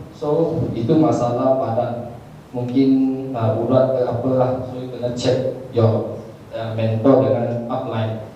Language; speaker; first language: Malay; non-native, local second language; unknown